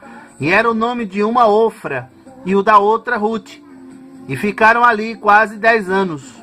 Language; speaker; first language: Portuguese; native; Portuguese